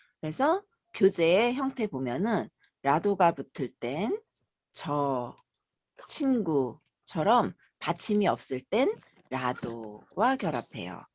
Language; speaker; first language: Korean; native; Korean